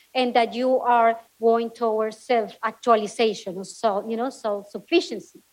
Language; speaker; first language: English; non-native, fluent; Spanish